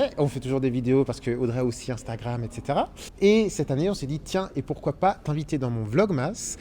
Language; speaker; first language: French; native; French